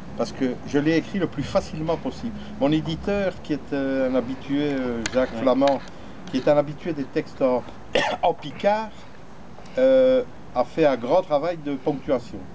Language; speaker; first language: French; native; French